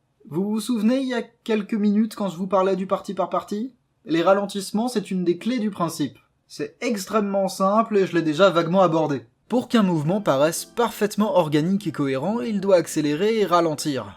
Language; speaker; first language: French; native; French